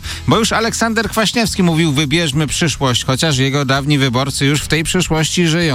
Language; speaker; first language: Polish; native; Polish